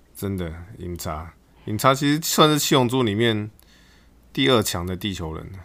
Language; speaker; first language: Chinese; native; Chinese